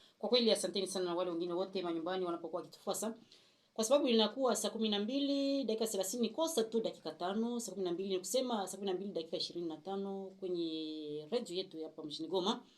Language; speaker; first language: Swahili; non-native, local second language; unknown